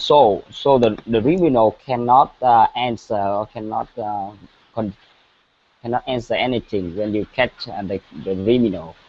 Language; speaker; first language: English; non-native, learner; Vietnamese